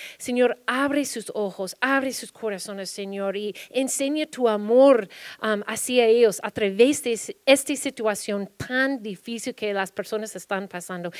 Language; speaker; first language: Spanish; early bilingual, heritage; Spanish